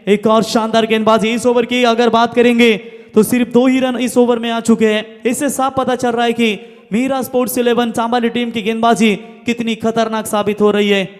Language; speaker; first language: Hindi; non-native, local second language; Marathi